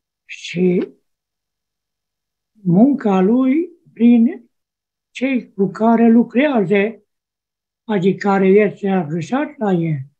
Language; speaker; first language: Romanian; non-native, local second language; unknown